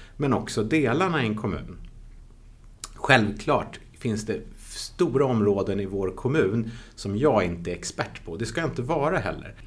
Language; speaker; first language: Swedish; early bilingual, other home language; Dutch